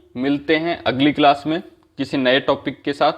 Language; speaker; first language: Hindi; native; Hindi